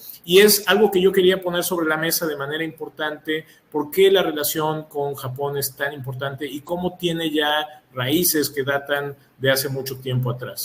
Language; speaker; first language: Spanish; native; Spanish